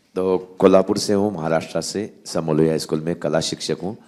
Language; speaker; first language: Hindi; non-native, local second language; Marathi